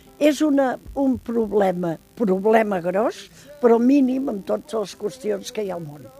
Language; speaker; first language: Catalan; native; Catalan